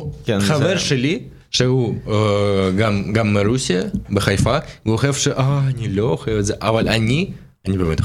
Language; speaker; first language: Hebrew; non-native, learner; Russian